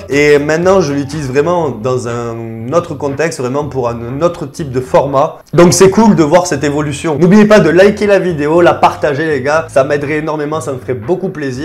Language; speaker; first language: French; native; French